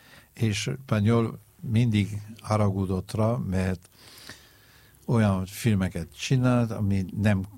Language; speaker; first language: Hungarian; non-native, fluent; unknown